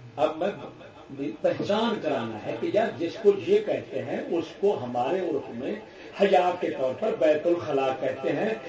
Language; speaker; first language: Urdu; non-native, local second language; Punjabi